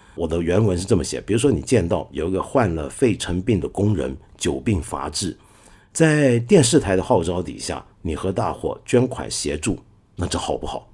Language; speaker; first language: Chinese; non-native, local second language; Cantonese